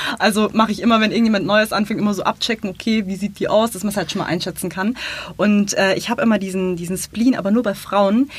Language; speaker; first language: German; native; German